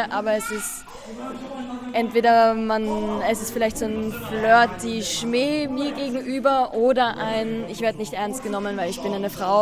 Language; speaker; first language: German; native; German